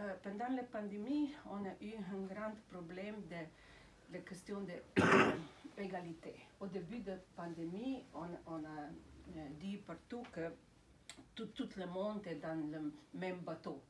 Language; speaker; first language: French; non-native, fluent; Slovenian